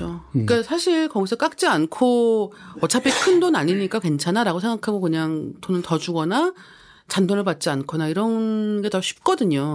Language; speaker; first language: Korean; native; Korean